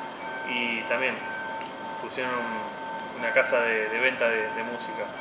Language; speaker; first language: Spanish; native; Spanish